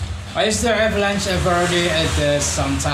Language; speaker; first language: English; non-native, learner; Indonesian